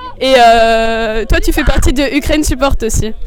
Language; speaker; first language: French; native; French